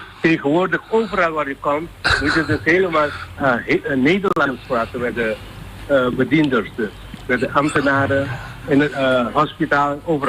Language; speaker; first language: Dutch; non-native, local second language; Papiamento